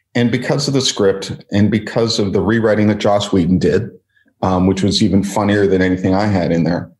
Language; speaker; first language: English; native; English